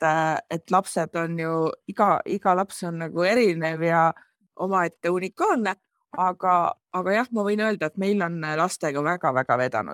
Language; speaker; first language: Estonian; native; Estonian